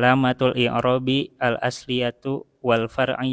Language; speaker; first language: Arabic; non-native, learner; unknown